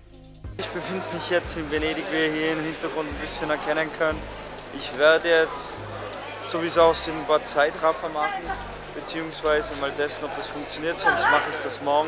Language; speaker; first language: German; native; German